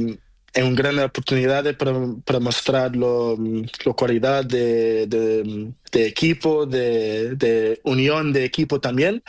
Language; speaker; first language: Spanish; non-native, learner; Portuguese